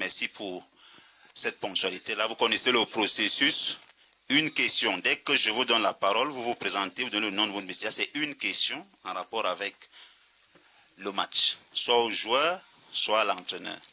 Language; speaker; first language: French; native; French